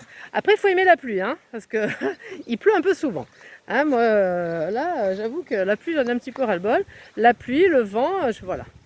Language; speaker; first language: French; native; French